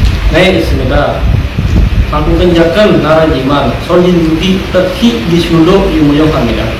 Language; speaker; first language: Korean; non-native, learner; Indonesian